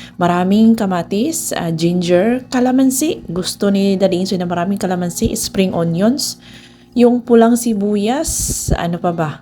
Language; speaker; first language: Filipino; non-native, local second language; Cebuano